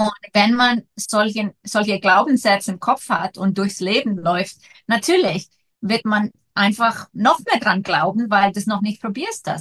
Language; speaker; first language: German; non-native, fluent; Icelandic